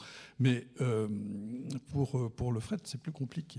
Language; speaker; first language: French; native; French